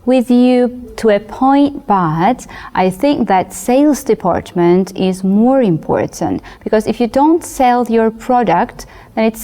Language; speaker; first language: English; non-native, fluent; Georgian